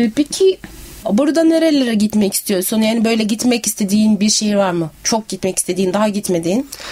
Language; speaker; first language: Turkish; native; Turkish